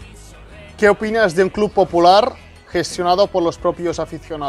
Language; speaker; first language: Spanish; native; Spanish